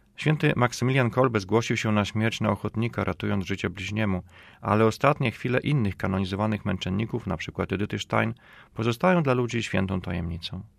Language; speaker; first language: Polish; native; Polish